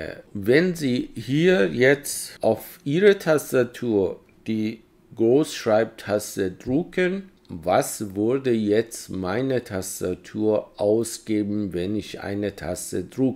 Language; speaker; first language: German; non-native, fluent; Persian